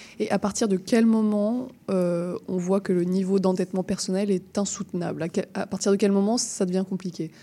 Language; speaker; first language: French; native; French